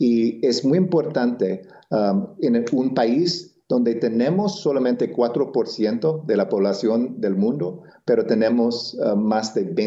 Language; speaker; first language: Spanish; non-native, local second language; English